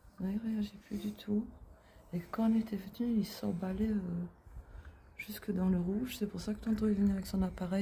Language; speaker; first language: French; native; French